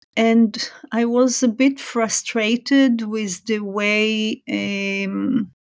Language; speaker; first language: English; non-native, fluent; Hebrew